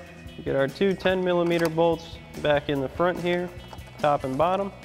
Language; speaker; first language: English; native; English